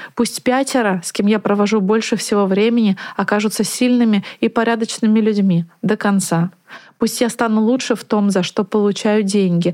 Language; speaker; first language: Russian; native; Russian